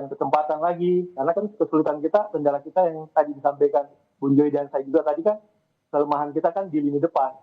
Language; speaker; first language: Indonesian; native; Indonesian